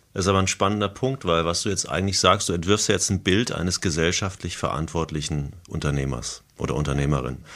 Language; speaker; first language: German; native; German